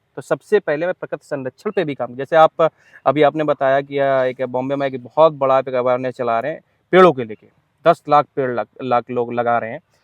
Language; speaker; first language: Hindi; native; Hindi